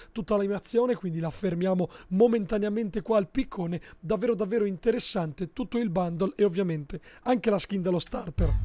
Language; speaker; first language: Italian; native; Italian